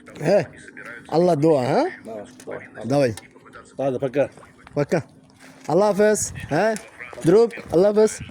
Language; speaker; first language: Russian; non-native, learner; Bangla